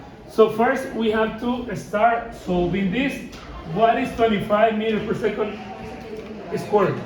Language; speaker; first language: English; non-native, fluent; Spanish